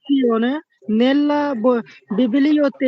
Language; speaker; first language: Italian; non-native, learner; Bangla